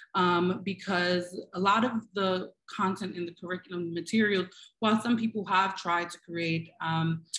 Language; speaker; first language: English; native; English